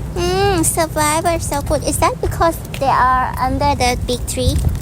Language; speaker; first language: English; non-native, learner; Thai